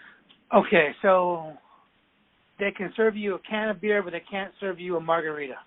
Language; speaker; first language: English; native; English